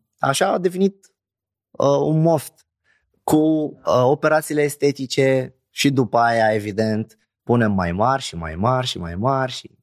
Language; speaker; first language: Romanian; non-native, fluent; Arabic